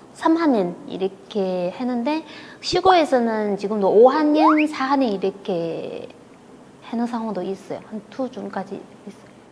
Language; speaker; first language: Korean; non-native, fluent; Vietnamese